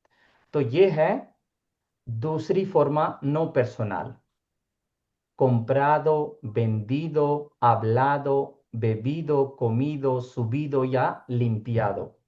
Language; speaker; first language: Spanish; non-native, fluent; Urdu